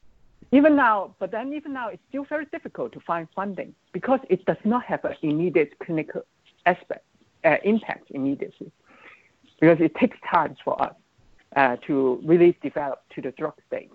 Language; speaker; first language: English; non-native, local second language; Cantonese